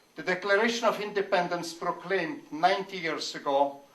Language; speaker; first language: English; non-native, fluent; Lithuanian